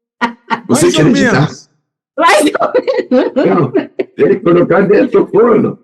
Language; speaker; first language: Portuguese; non-native, learner; Persian